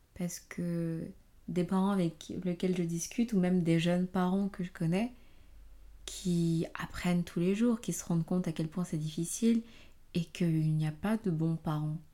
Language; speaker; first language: French; native; French